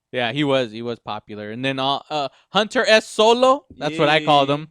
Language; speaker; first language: English; native; English